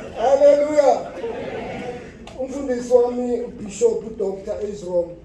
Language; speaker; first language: Zulu; native; Zulu